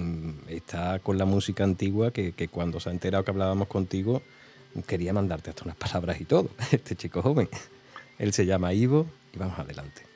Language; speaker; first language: Spanish; native; Spanish